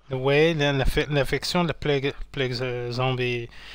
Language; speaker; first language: French; non-native, local second language; Arabic